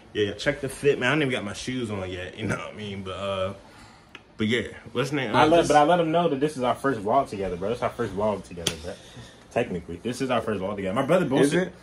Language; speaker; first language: English; native; English